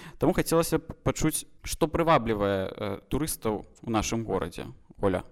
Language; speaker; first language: Belarusian; non-native, local second language; Russian